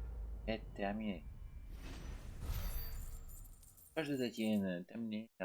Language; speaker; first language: French; native; French